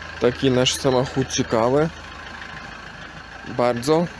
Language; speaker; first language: Polish; non-native, learner; Ukrainian